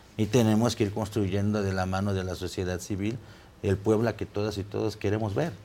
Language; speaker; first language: Spanish; native; Spanish